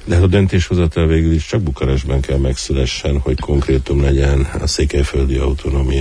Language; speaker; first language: Hungarian; native; Hungarian